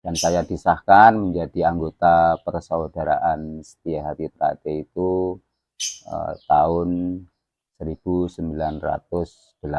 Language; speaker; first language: Indonesian; non-native, local second language; Javanese